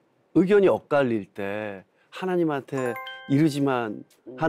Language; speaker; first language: Korean; native; Korean